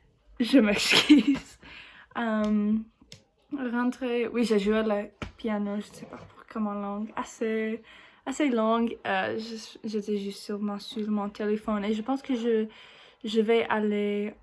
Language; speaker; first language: French; non-native, learner; English